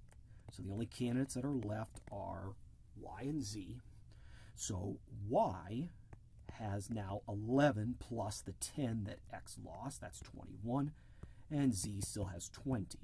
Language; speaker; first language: English; native; English